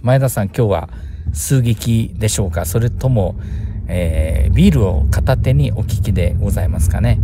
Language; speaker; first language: Japanese; native; Japanese